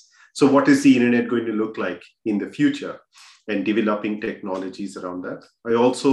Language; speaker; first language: English; non-native, local second language; Hindi